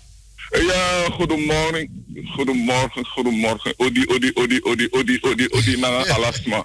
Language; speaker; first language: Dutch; non-native, learner; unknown